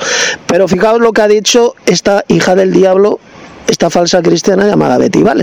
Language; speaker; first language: Spanish; native; Spanish